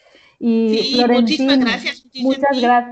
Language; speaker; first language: Spanish; non-native, learner; Malagasy